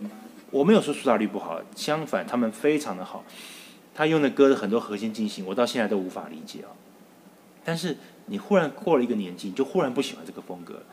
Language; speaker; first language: Chinese; native; Chinese